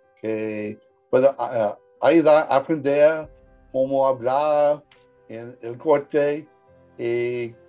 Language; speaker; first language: Spanish; early bilingual, heritage; English